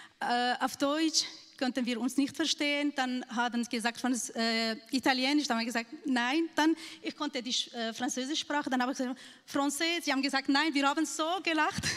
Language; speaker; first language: German; non-native, learner; Arabic